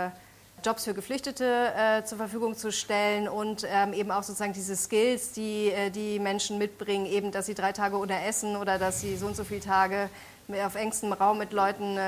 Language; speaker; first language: German; native; German